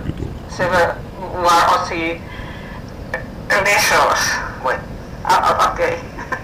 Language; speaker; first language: French; non-native, learner; Finnish